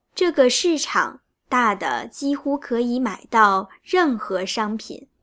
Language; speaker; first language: Chinese; native; Chinese